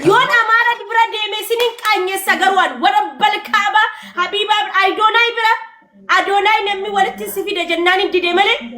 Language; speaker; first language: Oromo; non-native, local second language; Amharic